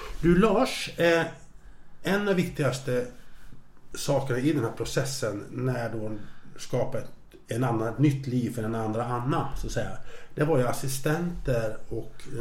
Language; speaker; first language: Swedish; native; Swedish